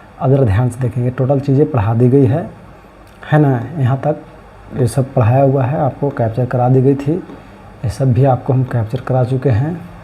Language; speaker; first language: Hindi; native; Hindi